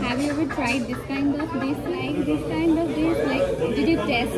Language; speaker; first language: English; non-native, fluent; Nepali